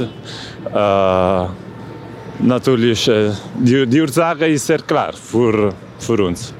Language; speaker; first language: German; non-native, learner; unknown